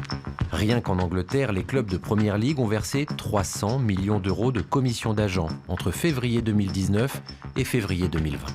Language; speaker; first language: French; native; French